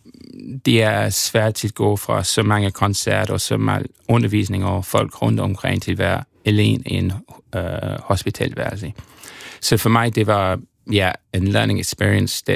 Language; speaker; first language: Danish; non-native, fluent; English